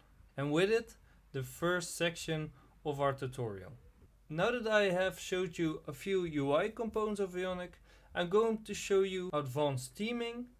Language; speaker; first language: English; non-native, fluent; Dutch